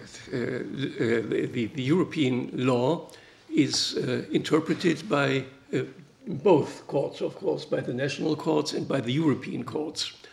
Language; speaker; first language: English; non-native, fluent; German